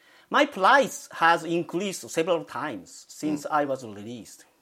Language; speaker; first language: English; non-native, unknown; Japanese